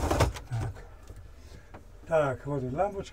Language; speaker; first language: Russian; non-native, learner; German